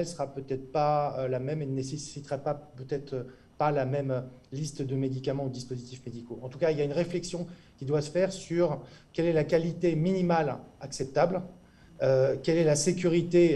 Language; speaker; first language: French; native; French